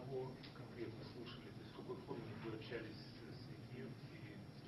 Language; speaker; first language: Russian; native; Russian